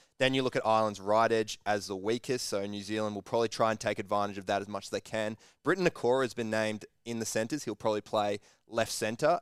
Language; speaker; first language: English; native; English